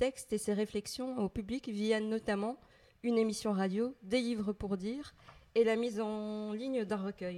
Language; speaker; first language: French; native; French